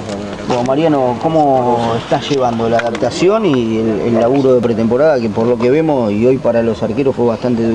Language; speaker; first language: Spanish; native; Spanish